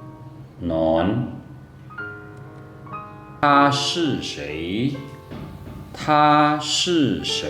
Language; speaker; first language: Chinese; non-native, fluent; Lao